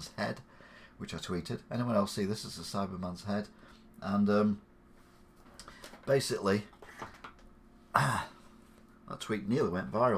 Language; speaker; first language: English; native; English